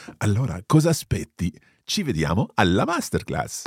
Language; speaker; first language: Italian; non-native, fluent; English